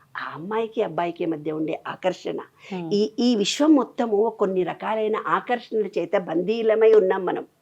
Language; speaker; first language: Telugu; native; Telugu